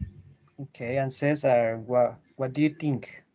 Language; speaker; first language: English; non-native, fluent; Spanish